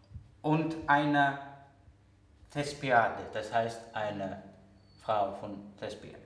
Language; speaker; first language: German; non-native, fluent; Greek